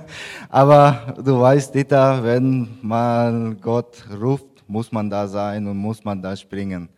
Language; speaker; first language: German; non-native, fluent; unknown